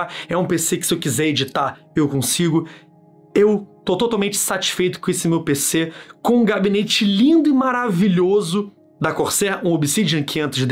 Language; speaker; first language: Portuguese; native; Portuguese